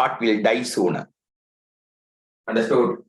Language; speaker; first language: English; non-native, local second language; Tamil